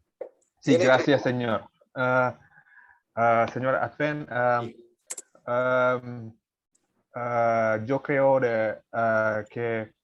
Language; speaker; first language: Spanish; non-native, learner; Indonesian